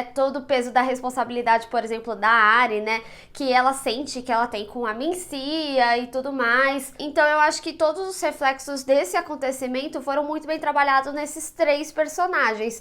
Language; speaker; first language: Portuguese; native; Portuguese